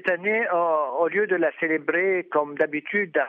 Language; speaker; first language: French; non-native, fluent; Arabic